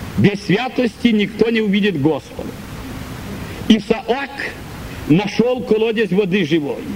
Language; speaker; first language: Russian; native; Russian